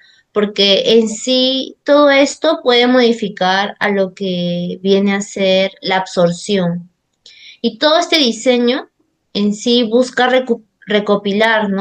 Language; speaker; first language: Spanish; native; Spanish